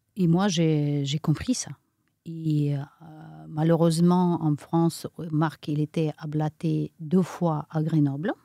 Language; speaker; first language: French; non-native, fluent; Romanian